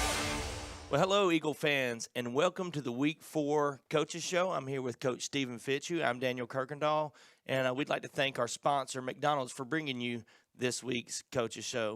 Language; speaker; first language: English; native; English